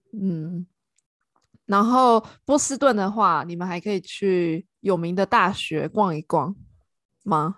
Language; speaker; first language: Chinese; native; Chinese